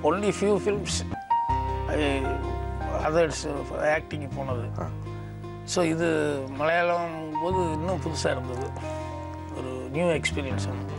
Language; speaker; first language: Malayalam; non-native, learner; Tamil